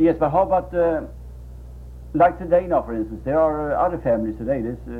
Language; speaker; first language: English; non-native, fluent; Swedish